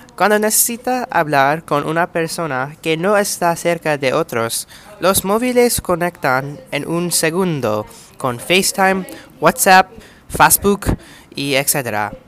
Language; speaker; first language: Spanish; non-native, learner; English